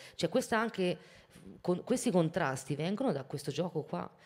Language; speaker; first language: Italian; native; Italian